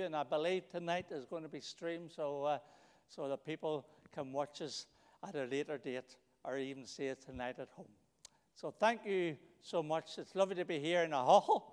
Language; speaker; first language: English; native; English